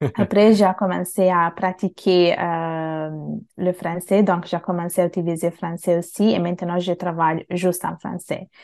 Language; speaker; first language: French; non-native, fluent; Bangla